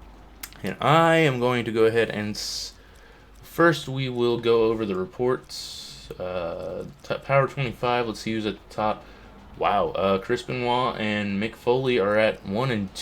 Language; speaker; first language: English; native; English